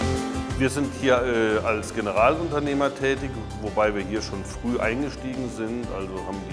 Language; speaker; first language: German; native; German